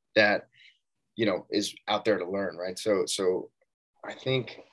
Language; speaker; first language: English; native; English